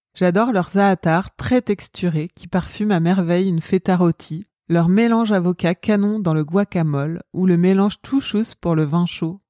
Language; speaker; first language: French; native; French